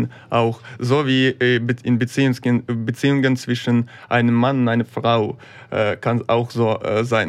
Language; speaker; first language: German; non-native, learner; Ukrainian